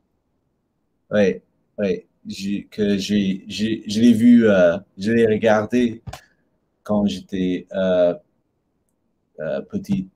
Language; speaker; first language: French; non-native, learner; English